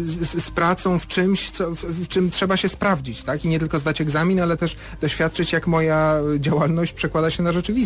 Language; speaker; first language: Polish; native; Polish